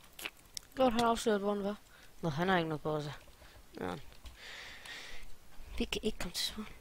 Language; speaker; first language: Danish; native; Danish